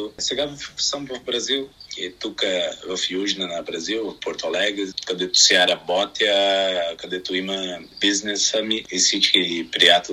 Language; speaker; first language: Bulgarian; non-native, learner; Portuguese